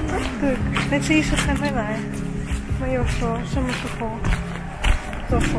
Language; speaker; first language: Chinese; non-native, learner; Russian